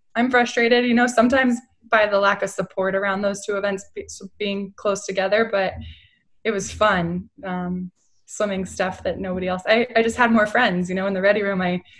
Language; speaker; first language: English; native; English